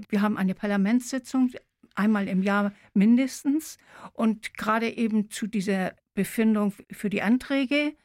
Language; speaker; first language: German; native; German